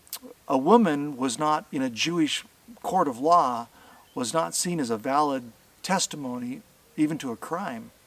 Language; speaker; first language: English; native; English